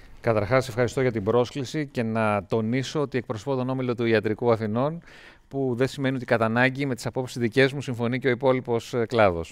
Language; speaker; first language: Greek; native; Greek